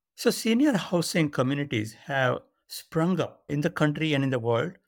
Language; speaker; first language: English; non-native, local second language; Marathi